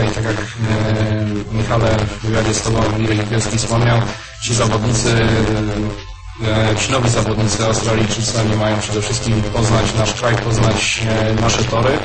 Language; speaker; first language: Polish; native; Polish